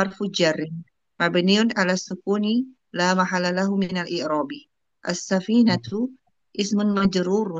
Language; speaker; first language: Arabic; non-native, learner; Indonesian